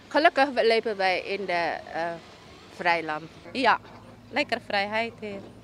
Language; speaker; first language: Dutch; non-native, learner; Indonesian